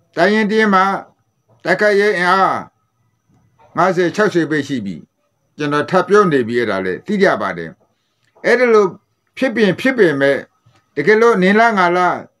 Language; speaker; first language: Burmese; native; Burmese